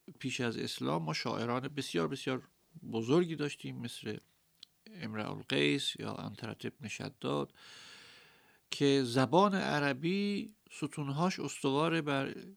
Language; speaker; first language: Persian; native; Persian